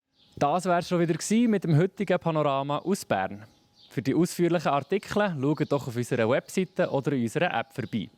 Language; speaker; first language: German; native; German